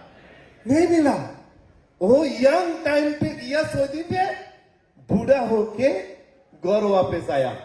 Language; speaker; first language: Hindi; non-native, learner; Bangla